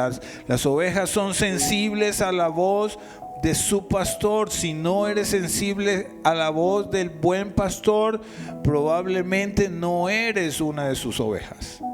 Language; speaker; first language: Spanish; native; Spanish